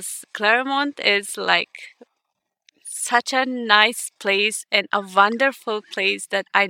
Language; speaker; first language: English; non-native, fluent; Ukrainian